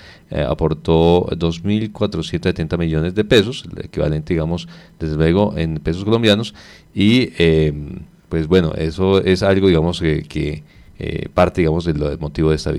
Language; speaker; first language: Spanish; native; Spanish